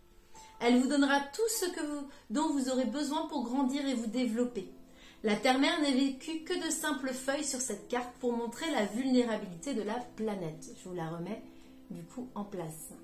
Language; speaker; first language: French; native; French